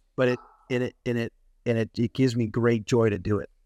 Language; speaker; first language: English; native; English